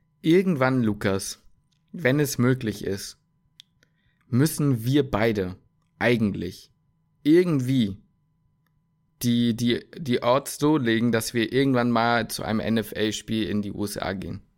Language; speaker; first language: German; native; German